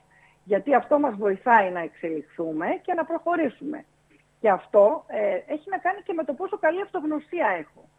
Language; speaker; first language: Greek; native; Greek